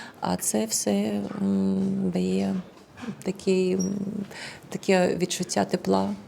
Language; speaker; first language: Ukrainian; non-native, local second language; Russian